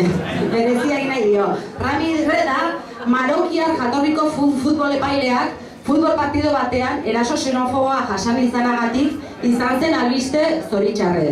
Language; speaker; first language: Basque; native; Basque